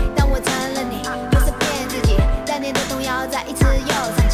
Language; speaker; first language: Chinese; native; Chinese